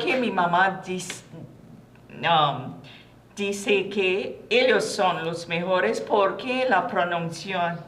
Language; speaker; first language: Spanish; non-native, learner; English